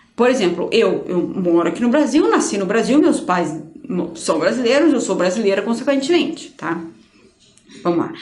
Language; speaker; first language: Portuguese; native; Portuguese